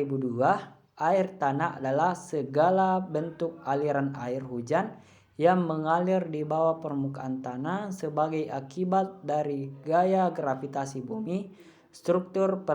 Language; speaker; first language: Indonesian; native; Indonesian